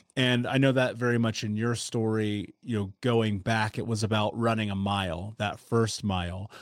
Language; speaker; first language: English; native; English